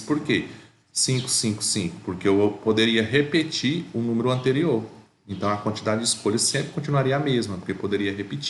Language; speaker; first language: Portuguese; native; Portuguese